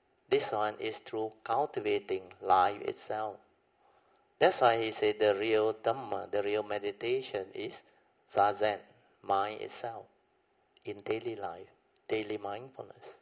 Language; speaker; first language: English; non-native, local second language; Min Nan Chinese